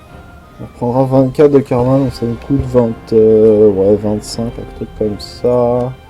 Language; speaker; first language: French; native; French